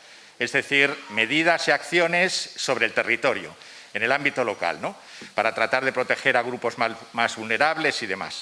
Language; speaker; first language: Spanish; native; Spanish